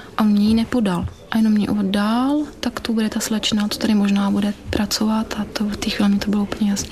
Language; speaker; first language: Czech; native; Czech